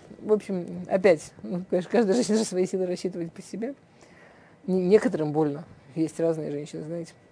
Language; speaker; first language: Russian; early bilingual, heritage; Russian